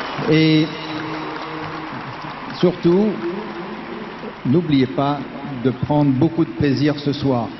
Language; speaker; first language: French; native; French